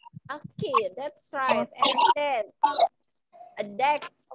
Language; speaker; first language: English; non-native, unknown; Indonesian